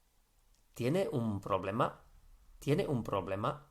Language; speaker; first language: Spanish; non-native, fluent; English